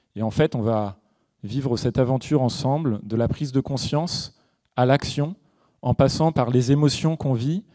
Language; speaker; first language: French; native; French